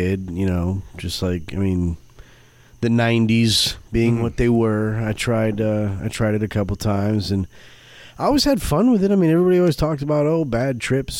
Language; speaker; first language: English; native; English